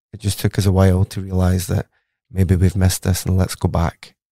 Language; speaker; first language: English; native; English